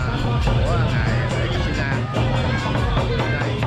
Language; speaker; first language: Vietnamese; native; Vietnamese